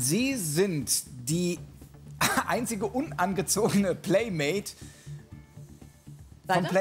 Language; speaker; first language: German; native; German